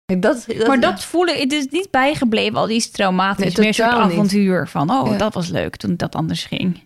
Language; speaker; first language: Dutch; non-native, fluent; Norwegian